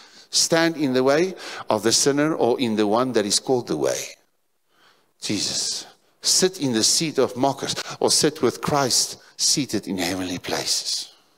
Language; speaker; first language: English; non-native, local second language; Afrikaans